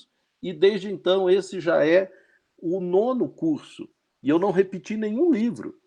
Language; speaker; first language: Portuguese; native; Portuguese